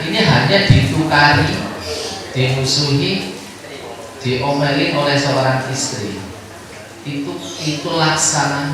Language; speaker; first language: Indonesian; non-native, local second language; Javanese